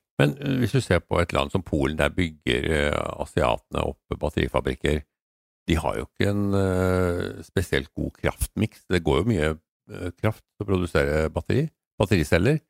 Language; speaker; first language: Norwegian; native; Norwegian